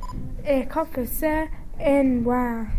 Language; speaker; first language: French; non-native, learner; English